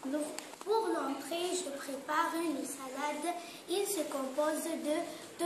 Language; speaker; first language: French; non-native, learner; Arabic